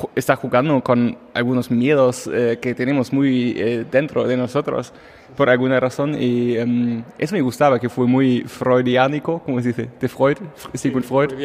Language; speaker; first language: Spanish; non-native, fluent; German